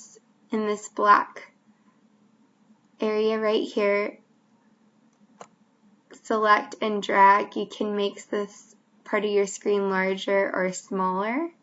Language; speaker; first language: English; native; English